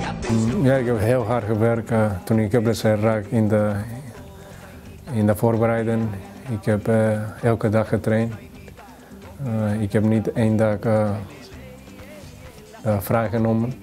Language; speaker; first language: Dutch; early bilingual, other home language; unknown